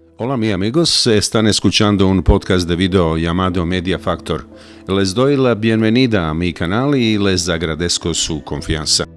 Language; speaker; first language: Spanish; non-native, learner; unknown